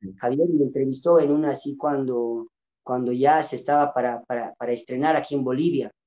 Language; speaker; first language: Spanish; non-native, local second language; Quechua